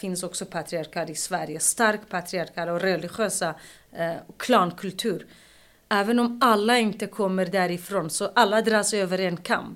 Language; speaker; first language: Swedish; non-native, fluent; Kurdish